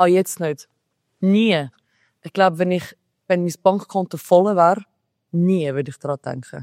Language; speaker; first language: German; early bilingual, other home language; Albanian